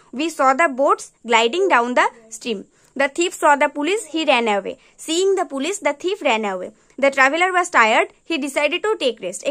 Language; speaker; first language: English; non-native, local second language; Bangla